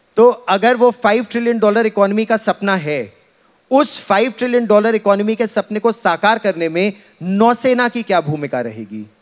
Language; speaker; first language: Hindi; native; Hindi